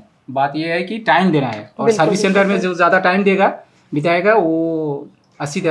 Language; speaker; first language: Hindi; non-native, local second language; Bangla